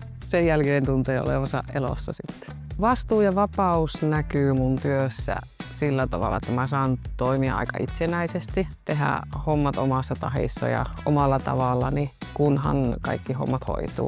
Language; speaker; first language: Finnish; native; Finnish